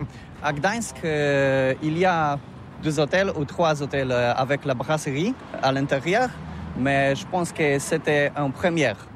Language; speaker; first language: French; non-native, learner; Polish